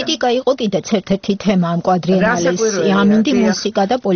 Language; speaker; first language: Georgian; native; Georgian